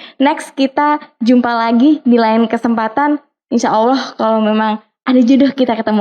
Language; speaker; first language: Indonesian; native; Indonesian